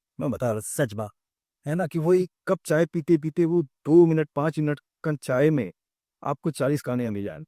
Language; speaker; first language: Hindi; native; Hindi